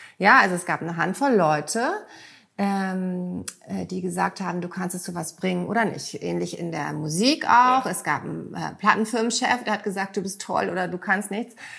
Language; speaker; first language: German; early bilingual, heritage; German